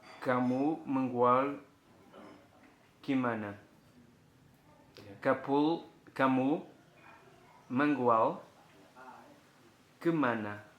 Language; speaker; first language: Indonesian; non-native, learner; Portuguese